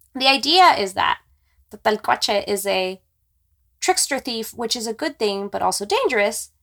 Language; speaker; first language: English; native; English